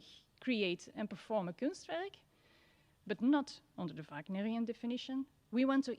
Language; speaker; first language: English; non-native, fluent; Dutch